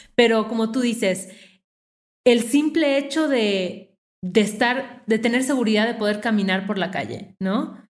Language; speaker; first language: Spanish; native; Spanish